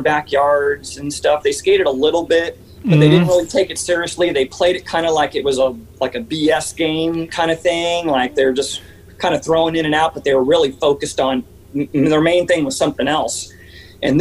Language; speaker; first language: English; native; English